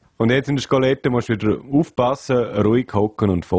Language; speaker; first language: German; native; German